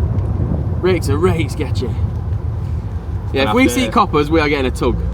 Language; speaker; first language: English; native; English